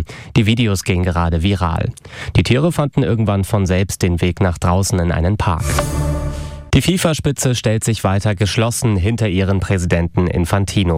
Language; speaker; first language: German; native; German